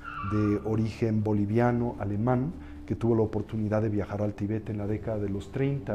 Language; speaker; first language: Spanish; native; Spanish